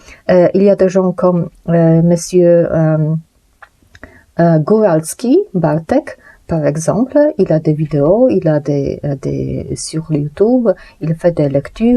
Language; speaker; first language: French; non-native, fluent; Polish